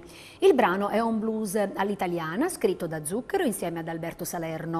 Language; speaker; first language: Italian; native; Italian